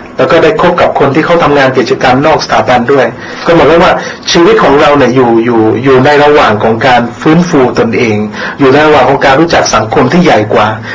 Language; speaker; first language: Thai; native; Thai